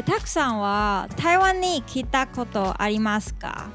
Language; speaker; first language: Japanese; non-native, fluent; Chinese